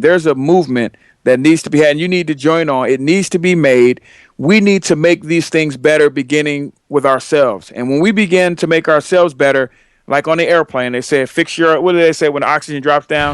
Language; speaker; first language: English; native; English